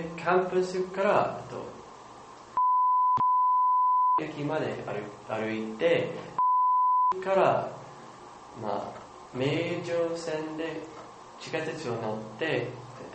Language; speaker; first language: Japanese; non-native, learner; English